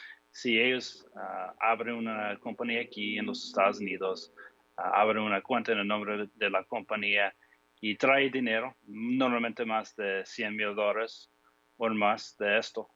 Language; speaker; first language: Spanish; non-native, fluent; English